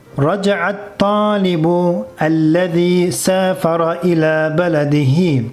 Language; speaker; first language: Arabic; non-native, fluent; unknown